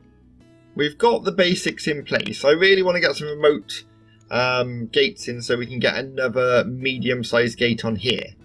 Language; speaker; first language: English; native; English